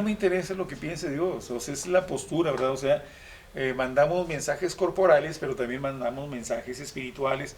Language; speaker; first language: Spanish; native; Spanish